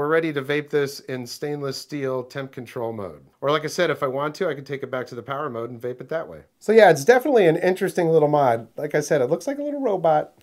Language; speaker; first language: English; native; English